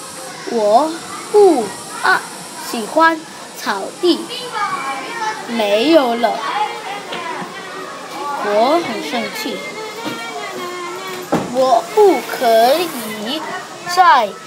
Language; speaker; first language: Chinese; non-native, learner; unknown